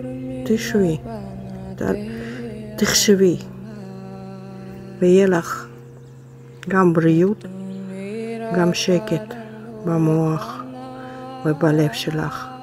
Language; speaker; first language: Hebrew; non-native, learner; Russian